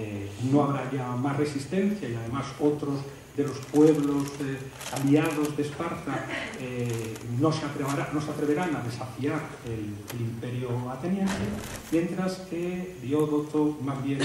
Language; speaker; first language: Spanish; native; Spanish